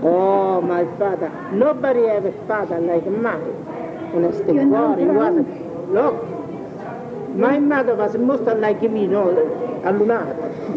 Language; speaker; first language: English; non-native, learner; Italian